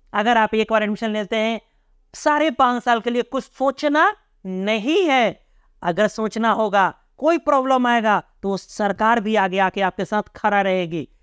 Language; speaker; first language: Hindi; native; Hindi